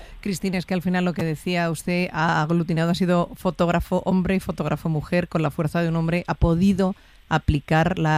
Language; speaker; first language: Spanish; native; Spanish